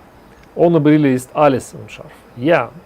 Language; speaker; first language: German; non-native, learner; Russian